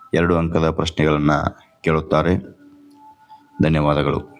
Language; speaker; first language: Kannada; native; Kannada